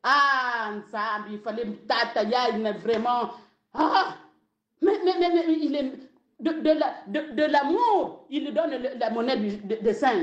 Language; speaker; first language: French; non-native, local second language; Lingala